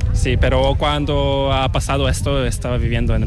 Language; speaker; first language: Spanish; non-native, learner; Korean